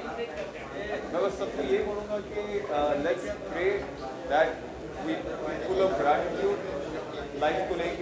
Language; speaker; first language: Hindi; native; Hindi